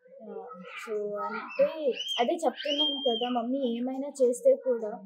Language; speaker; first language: Telugu; non-native, local second language; Kannada